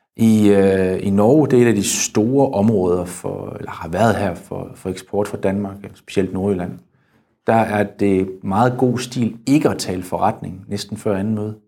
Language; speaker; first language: Danish; native; Danish